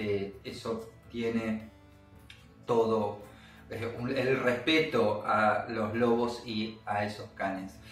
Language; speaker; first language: Spanish; native; Spanish